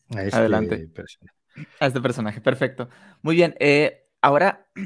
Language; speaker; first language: Spanish; native; Spanish